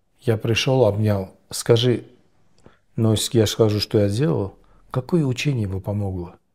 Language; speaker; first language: Russian; non-native, local second language; Georgian